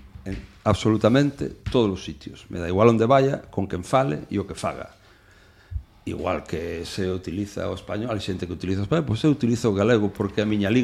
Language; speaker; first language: Galician; non-native, local second language; Spanish